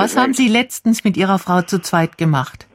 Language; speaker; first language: German; native; German